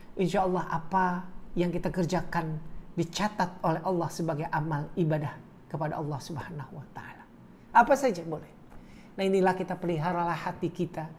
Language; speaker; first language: Indonesian; native; Indonesian